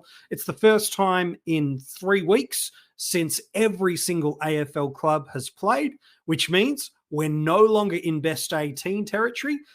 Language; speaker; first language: English; native; English